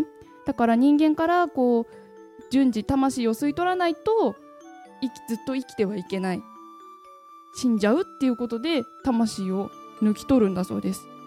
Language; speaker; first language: Japanese; native; Japanese